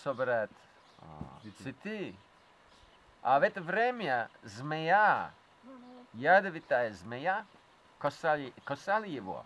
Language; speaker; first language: Russian; non-native, fluent; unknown